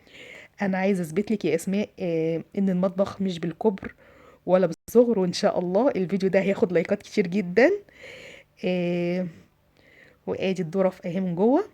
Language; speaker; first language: Arabic; native; Arabic